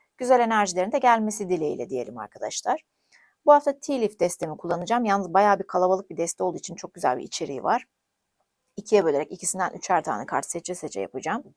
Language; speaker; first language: Turkish; native; Turkish